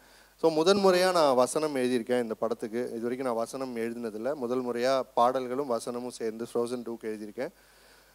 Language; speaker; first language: Tamil; native; Tamil